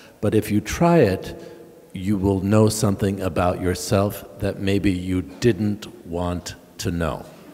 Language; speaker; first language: English; native; English